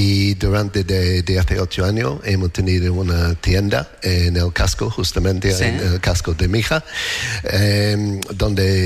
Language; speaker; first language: Spanish; non-native, learner; English